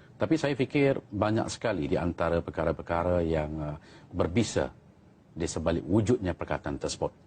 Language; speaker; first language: Malay; native; Malay